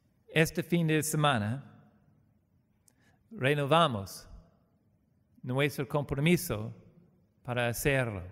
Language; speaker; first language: Spanish; non-native, learner; English